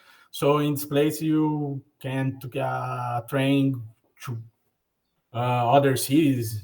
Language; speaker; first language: English; non-native, learner; Portuguese